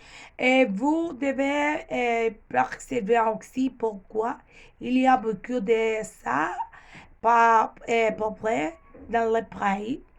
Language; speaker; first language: French; non-native, learner; Spanish